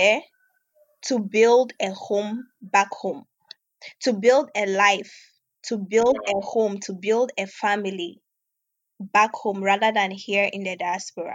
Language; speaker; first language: English; non-native, local second language; Ewe